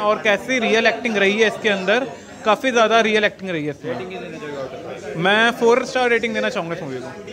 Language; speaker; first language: Hindi; native; Hindi